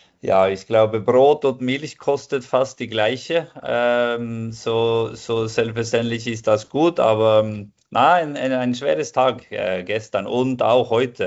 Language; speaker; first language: German; non-native, fluent; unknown